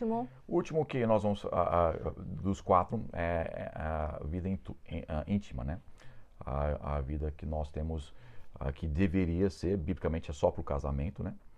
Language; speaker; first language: Portuguese; non-native, fluent; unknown